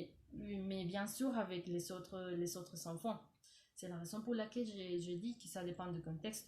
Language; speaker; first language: French; non-native, learner; Spanish